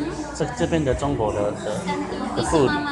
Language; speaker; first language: Chinese; non-native, learner; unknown